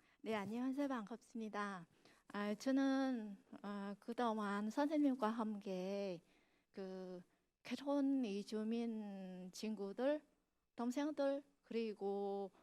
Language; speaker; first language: Korean; non-native, fluent; Vietnamese